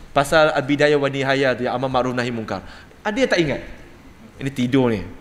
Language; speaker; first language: Malay; non-native, local second language; Cantonese